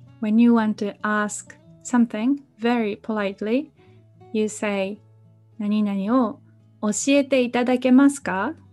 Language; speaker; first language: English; non-native, fluent; Japanese